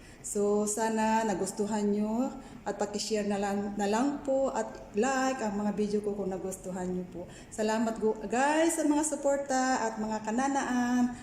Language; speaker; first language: Filipino; native; Filipino